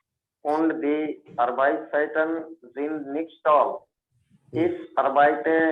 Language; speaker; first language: German; non-native, learner; Hindi